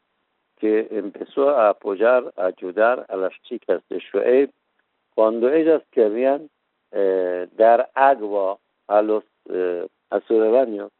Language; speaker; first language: Spanish; non-native, fluent; Persian